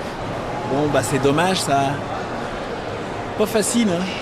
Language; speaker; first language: French; native; French